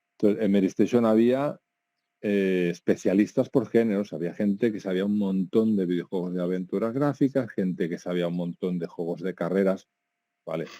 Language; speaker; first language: Spanish; non-native, local second language; Catalan